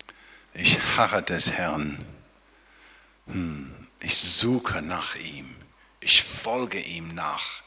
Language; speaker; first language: German; non-native, fluent; English